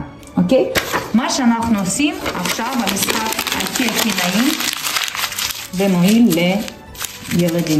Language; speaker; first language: Hebrew; non-native, fluent; Russian